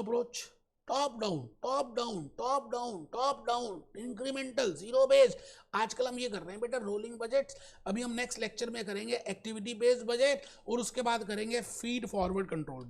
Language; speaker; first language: Hindi; native; Hindi